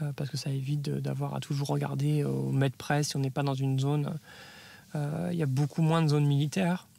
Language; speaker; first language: French; native; French